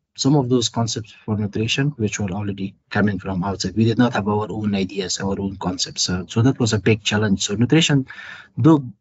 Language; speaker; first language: English; non-native, fluent; Persian